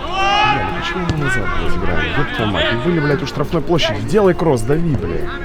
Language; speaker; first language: Russian; native; Russian